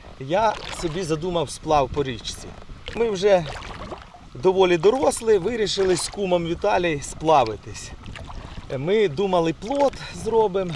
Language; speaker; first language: Ukrainian; native; Ukrainian